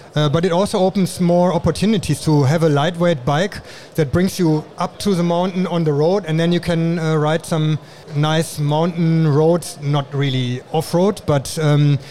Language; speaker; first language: English; non-native, fluent; German